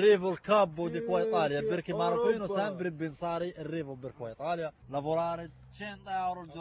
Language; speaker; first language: Italian; non-native, learner; Arabic